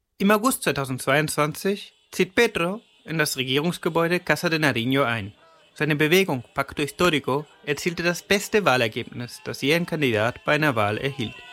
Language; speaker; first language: German; native; German